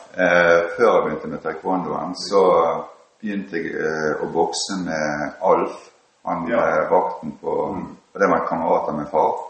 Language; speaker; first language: Norwegian; native; Norwegian